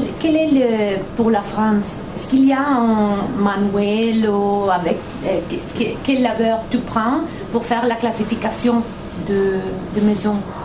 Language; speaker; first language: French; non-native, fluent; Spanish